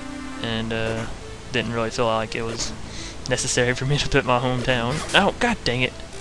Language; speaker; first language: English; native; English